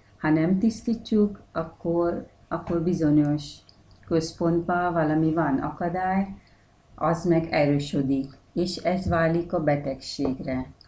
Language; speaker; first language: Hungarian; non-native, learner; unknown